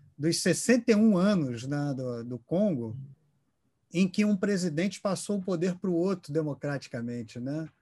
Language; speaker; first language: Portuguese; native; Portuguese